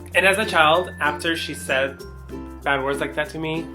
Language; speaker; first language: English; native; English